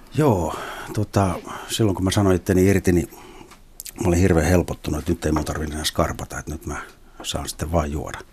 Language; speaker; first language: Finnish; native; Finnish